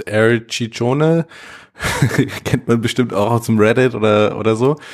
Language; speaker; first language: German; native; German